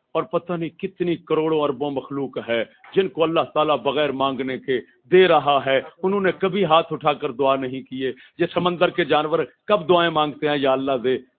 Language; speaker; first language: Urdu; non-native, local second language; Punjabi